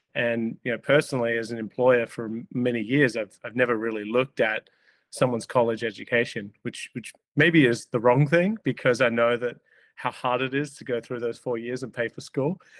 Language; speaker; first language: English; native; English